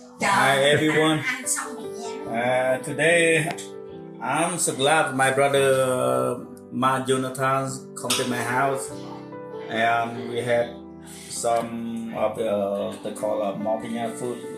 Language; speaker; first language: English; non-native, learner; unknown